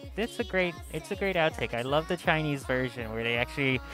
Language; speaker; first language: English; native; English